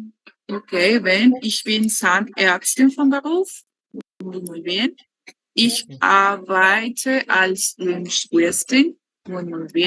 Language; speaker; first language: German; non-native, learner; Spanish